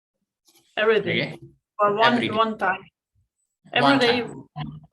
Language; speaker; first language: English; non-native, fluent; German